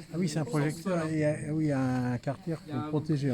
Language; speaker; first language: French; native; French